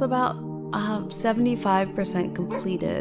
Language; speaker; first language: English; native; English